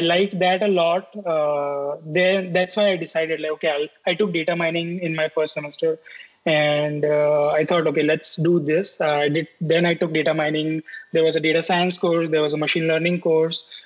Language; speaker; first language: English; non-native, local second language; Hindi